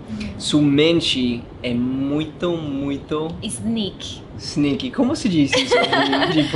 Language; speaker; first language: Portuguese; non-native, learner; English